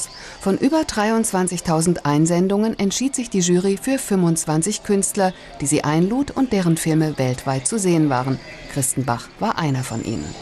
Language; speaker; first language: German; native; German